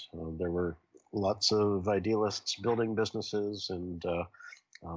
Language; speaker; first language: English; native; English